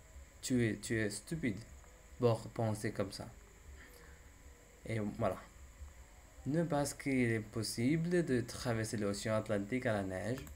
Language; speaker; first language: French; non-native, learner; English